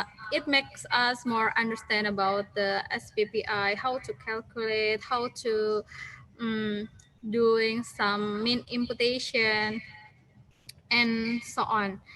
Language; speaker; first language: English; non-native, local second language; Indonesian